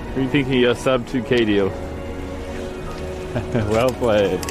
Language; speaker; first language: English; native; English